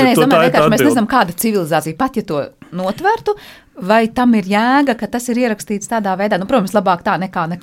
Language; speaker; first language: Latvian; native; Latvian